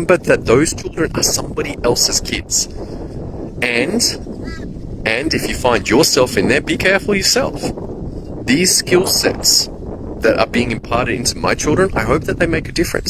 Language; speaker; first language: English; native; English